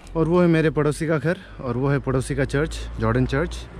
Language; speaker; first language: Hindi; non-native, local second language; Adi